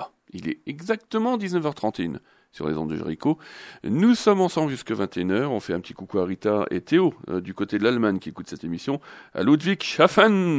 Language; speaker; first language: French; native; French